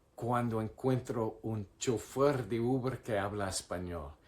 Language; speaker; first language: Spanish; non-native, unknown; English